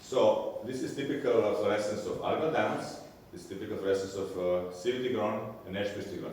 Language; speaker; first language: English; non-native, fluent; Serbian